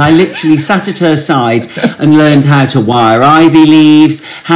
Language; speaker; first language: English; native; English